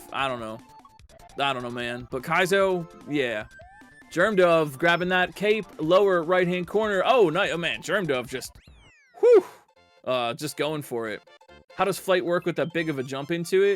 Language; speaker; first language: English; native; English